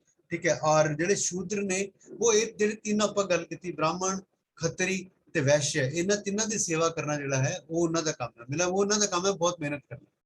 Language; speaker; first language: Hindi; non-native, local second language; Punjabi